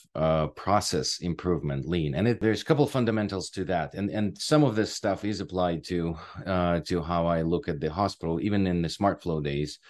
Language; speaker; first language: English; non-native, fluent; Ukrainian